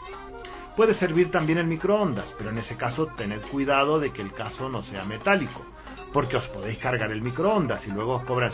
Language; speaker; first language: Spanish; native; Spanish